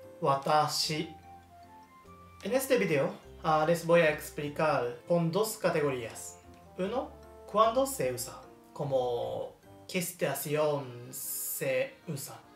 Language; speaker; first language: Spanish; non-native, learner; Japanese